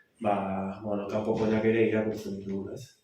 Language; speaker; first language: Basque; native; Basque